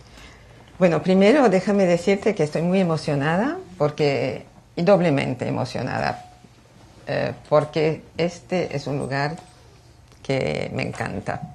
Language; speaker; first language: Spanish; non-native, fluent; French